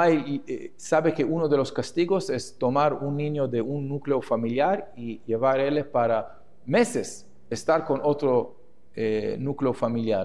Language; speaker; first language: Spanish; non-native, fluent; Hebrew